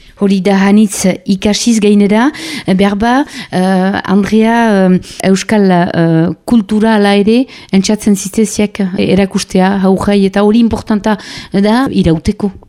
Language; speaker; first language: Basque; native; Basque